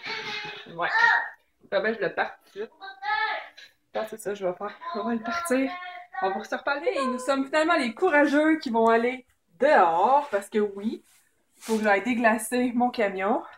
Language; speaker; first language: French; native; French